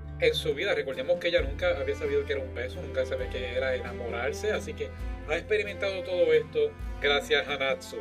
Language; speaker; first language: Spanish; native; Spanish